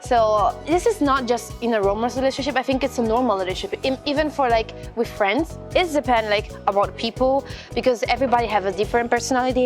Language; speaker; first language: English; non-native, fluent; Italian